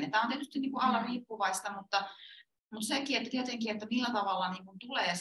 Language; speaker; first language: Finnish; native; Finnish